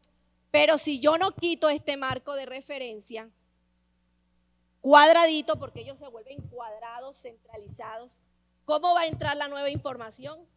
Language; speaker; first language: Spanish; native; Spanish